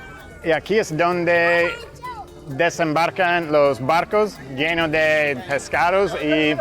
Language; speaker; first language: Spanish; non-native, fluent; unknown